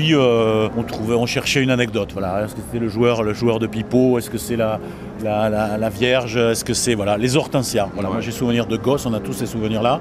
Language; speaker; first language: French; native; French